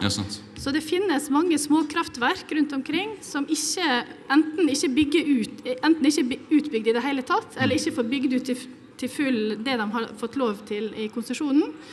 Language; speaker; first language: Norwegian; native; Norwegian